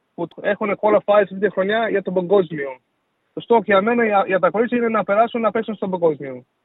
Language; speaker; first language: Greek; early bilingual, heritage; Greek